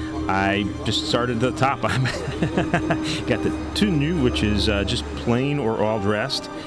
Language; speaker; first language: English; native; English